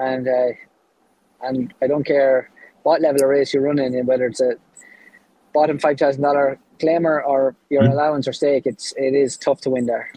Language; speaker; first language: English; native; English